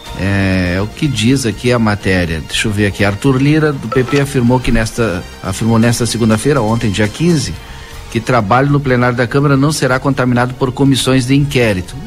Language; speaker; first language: Portuguese; native; Portuguese